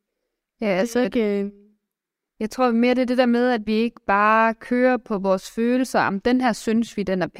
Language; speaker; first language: Danish; native; Danish